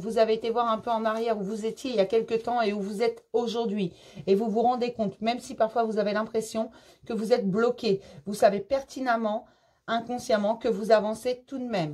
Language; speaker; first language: French; native; French